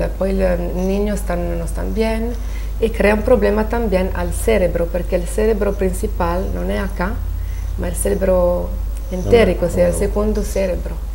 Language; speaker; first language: Spanish; non-native, learner; Italian